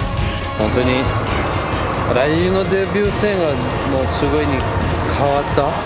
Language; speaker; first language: Japanese; non-native, learner; Portuguese